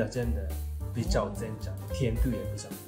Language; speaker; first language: Chinese; non-native, learner; Japanese